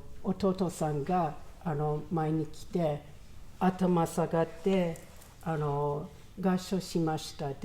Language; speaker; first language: Japanese; non-native, learner; English